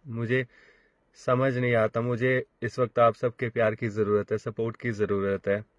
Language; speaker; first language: Hindi; native; Hindi